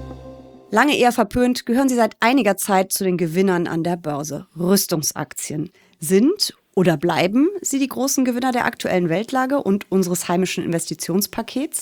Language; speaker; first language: German; native; German